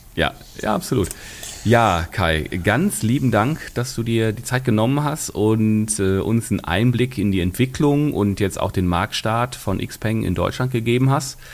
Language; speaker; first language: German; native; German